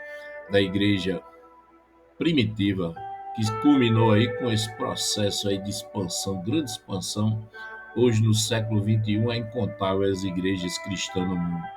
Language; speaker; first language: Portuguese; native; Portuguese